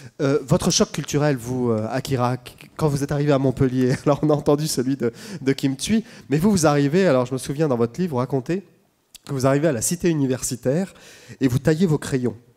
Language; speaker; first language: French; native; French